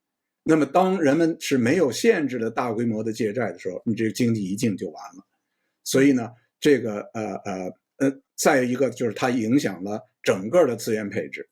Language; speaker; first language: Chinese; native; Chinese